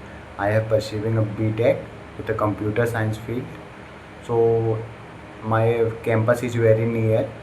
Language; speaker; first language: English; non-native, learner; Hindi